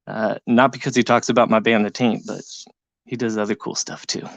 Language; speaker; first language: English; native; English